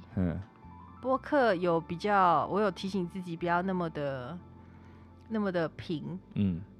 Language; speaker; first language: Chinese; non-native, local second language; Min Nan Chinese